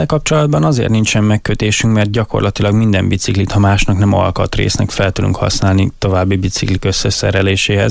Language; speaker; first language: Hungarian; native; Hungarian